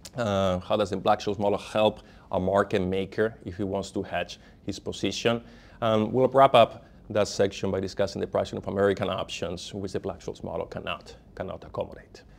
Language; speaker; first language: English; non-native, fluent; Spanish